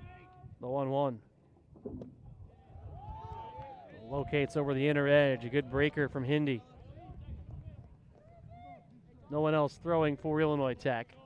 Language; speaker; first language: English; native; English